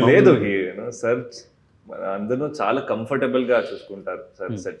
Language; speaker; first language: Telugu; non-native, local second language; Kannada